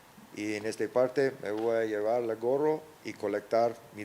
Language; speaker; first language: Spanish; non-native, learner; English